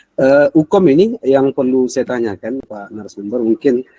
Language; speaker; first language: Indonesian; native; Indonesian